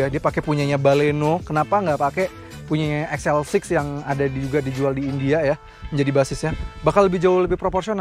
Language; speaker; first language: Indonesian; native; Indonesian